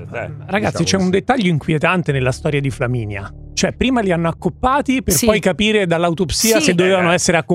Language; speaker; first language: Italian; native; Italian